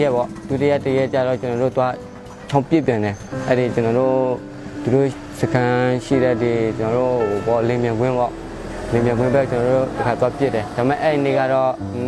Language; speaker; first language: Burmese; non-native, local second language; S'gaw Karen